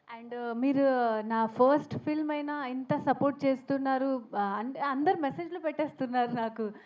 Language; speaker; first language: Telugu; non-native, learner; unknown